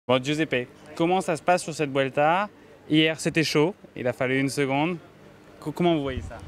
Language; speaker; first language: French; native; French